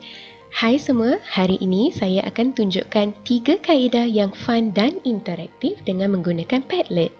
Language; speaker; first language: Malay; native; Malay